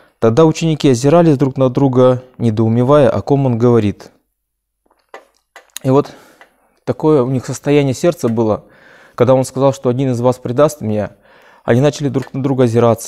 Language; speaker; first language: Russian; native; Russian